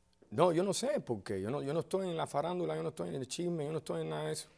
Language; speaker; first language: Spanish; early bilingual, heritage; Spanish